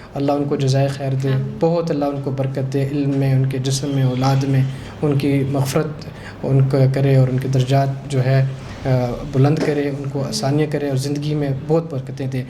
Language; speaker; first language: Urdu; native; Urdu